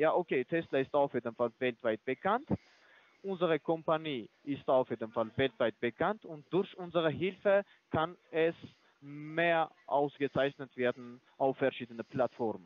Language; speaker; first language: German; non-native, fluent; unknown